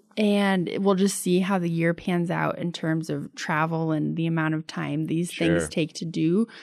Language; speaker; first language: English; native; English